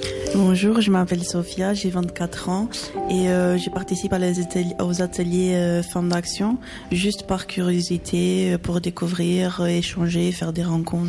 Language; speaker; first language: French; non-native, fluent; Portuguese